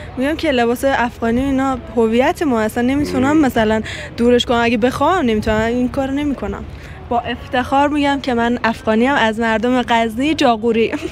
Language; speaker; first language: Persian; native; Persian